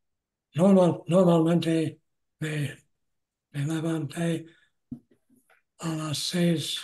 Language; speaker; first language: Spanish; non-native, learner; English